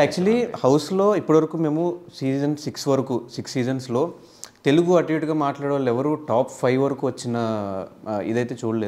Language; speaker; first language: Telugu; native; Telugu